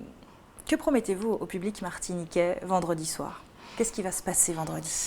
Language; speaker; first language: French; native; French